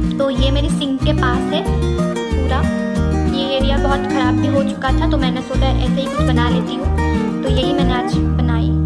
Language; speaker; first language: Hindi; non-native, local second language; Bangla